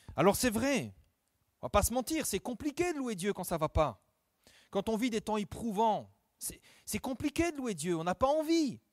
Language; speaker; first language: French; native; French